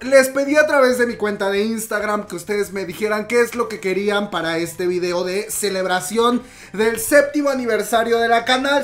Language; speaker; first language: Spanish; native; Spanish